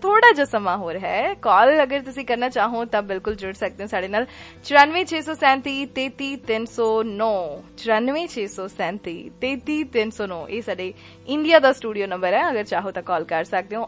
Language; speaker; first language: Hindi; non-native, local second language; Punjabi